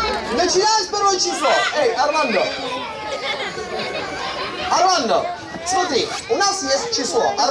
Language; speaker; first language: Russian; non-native, learner; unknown